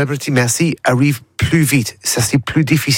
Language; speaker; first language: French; non-native, learner; English